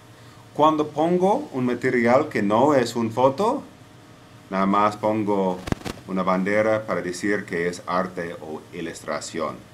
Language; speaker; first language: Spanish; non-native, fluent; English